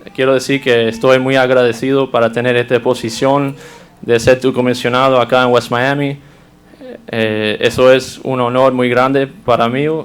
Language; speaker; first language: Spanish; early bilingual, other home language; English